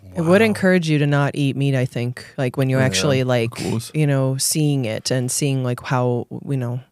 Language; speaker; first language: English; native; English